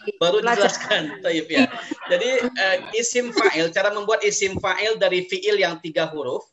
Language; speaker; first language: Indonesian; native; Indonesian